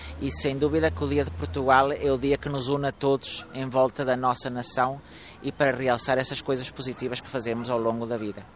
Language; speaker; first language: Portuguese; early bilingual, heritage; Portuguese